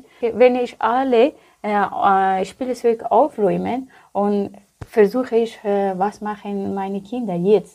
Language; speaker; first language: German; non-native, learner; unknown